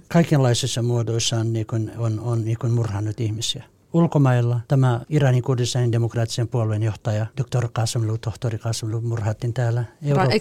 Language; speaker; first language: Finnish; non-native, fluent; Persian